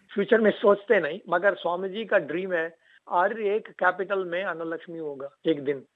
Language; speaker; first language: Hindi; non-native, local second language; Tamil